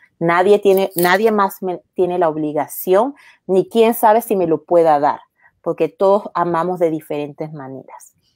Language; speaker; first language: Spanish; native; Spanish